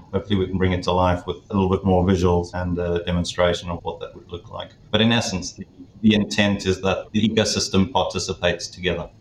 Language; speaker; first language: English; native; English